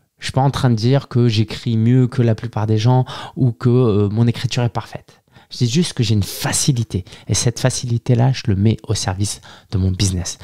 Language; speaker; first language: French; early bilingual, other home language; Chinese